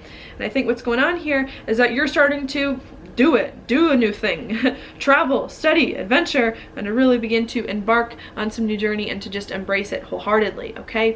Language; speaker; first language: English; native; English